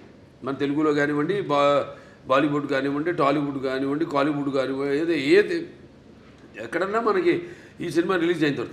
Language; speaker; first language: Telugu; native; Telugu